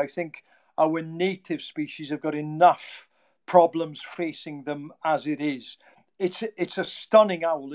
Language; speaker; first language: English; native; English